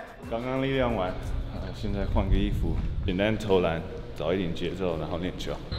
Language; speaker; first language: Chinese; early bilingual, heritage; Chinese